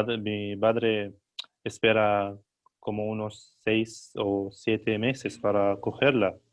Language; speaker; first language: Spanish; non-native, learner; Arabic